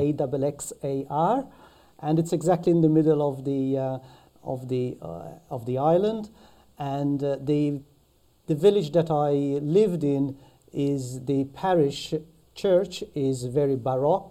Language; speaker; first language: English; non-native, fluent; Maltese